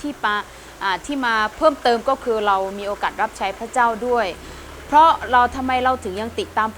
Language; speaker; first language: Thai; non-native, local second language; Lahu